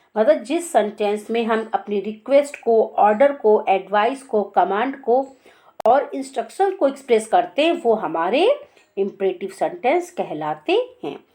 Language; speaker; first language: Hindi; native; Hindi